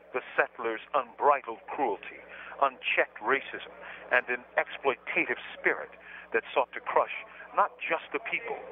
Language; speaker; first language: English; native; English